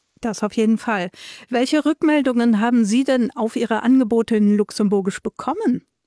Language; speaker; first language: German; native; German